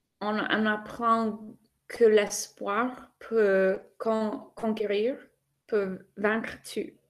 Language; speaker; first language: French; non-native, fluent; English